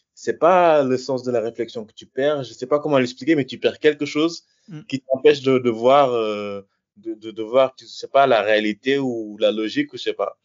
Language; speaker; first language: French; non-native, local second language; Wolof